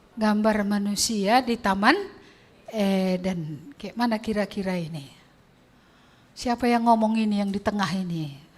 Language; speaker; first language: Indonesian; non-native, local second language; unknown